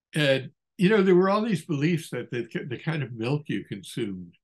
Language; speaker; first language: English; native; English